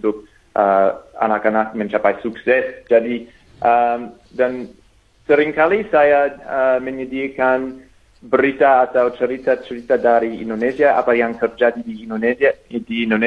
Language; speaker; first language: Indonesian; non-native, fluent; English